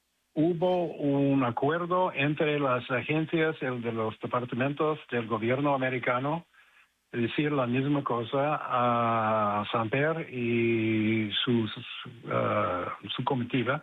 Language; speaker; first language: Spanish; non-native, fluent; English